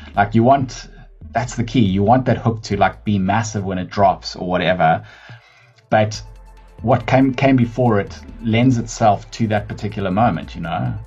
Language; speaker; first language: English; native; English